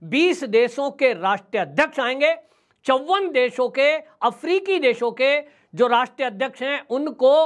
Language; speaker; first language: Hindi; native; Hindi